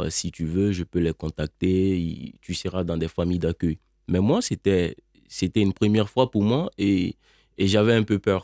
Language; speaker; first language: French; non-native, local second language; Bambara